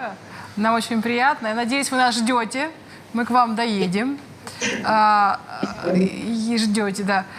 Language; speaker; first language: Russian; native; Russian